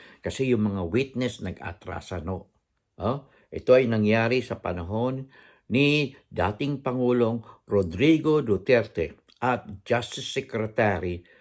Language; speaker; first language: Filipino; native; Filipino